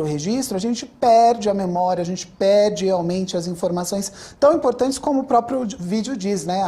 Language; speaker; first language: Portuguese; native; Portuguese